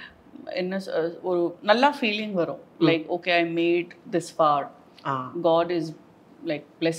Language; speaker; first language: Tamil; non-native, learner; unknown